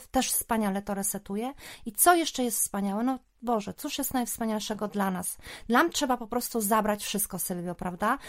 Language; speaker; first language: Polish; native; Polish